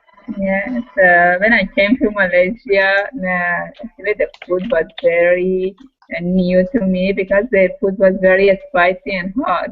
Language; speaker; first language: English; non-native, learner; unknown